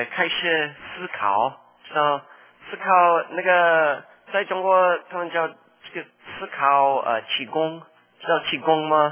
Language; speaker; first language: Chinese; non-native, learner; English